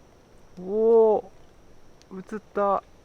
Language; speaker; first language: Japanese; native; Japanese